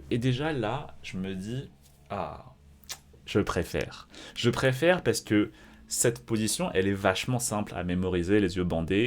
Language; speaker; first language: French; native; French